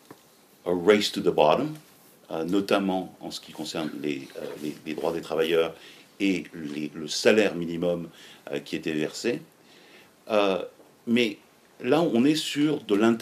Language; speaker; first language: French; native; French